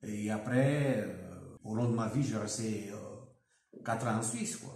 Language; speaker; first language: French; non-native, fluent; Portuguese